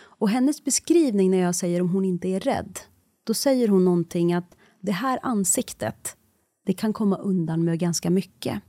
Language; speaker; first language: Swedish; early bilingual, other home language; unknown